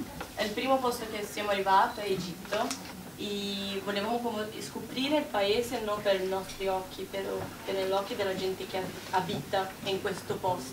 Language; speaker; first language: Italian; non-native, learner; Portuguese